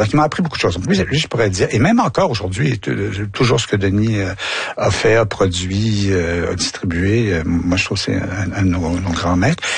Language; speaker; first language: French; native; French